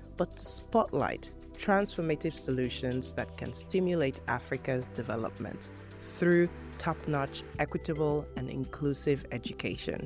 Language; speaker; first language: English; non-native, local second language; Igbo